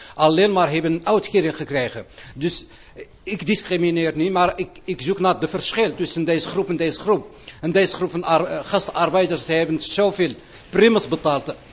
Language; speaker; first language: Dutch; non-native, fluent; Arabic